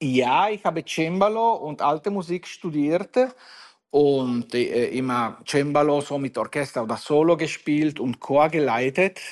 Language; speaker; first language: German; non-native, fluent; Italian